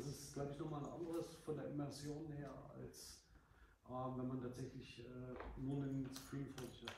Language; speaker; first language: German; native; German